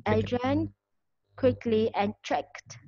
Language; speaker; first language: English; non-native, learner; Vietnamese